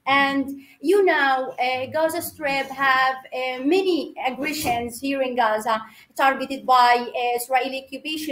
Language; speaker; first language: English; non-native, fluent; Arabic